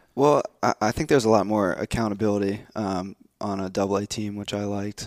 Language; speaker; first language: English; native; English